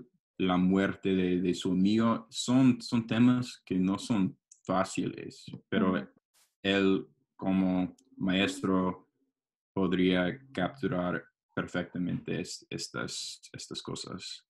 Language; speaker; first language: Spanish; non-native, learner; English